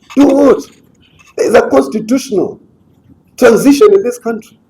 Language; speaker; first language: English; non-native, local second language; Swahili